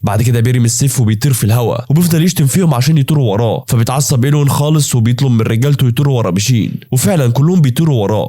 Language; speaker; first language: Arabic; native; Arabic